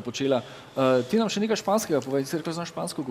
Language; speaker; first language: Slovenian; native; Slovenian